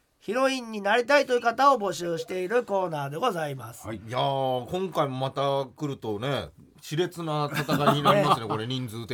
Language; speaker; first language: Japanese; native; Japanese